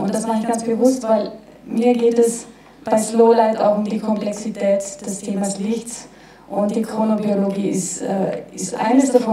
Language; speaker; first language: German; native; German